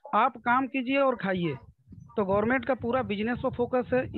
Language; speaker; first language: Hindi; native; Hindi